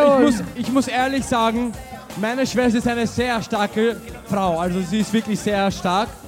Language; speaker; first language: German; early bilingual, other home language; Turkish